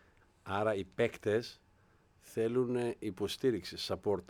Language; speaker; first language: Greek; native; Greek